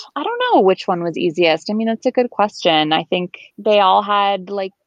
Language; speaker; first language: English; native; English